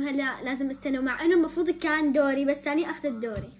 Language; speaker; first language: Arabic; native; Arabic